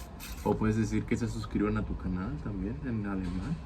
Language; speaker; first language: Spanish; native; Spanish